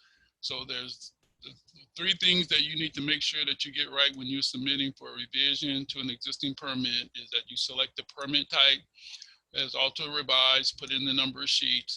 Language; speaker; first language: English; native; English